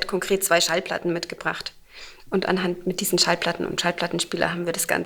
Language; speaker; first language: German; native; German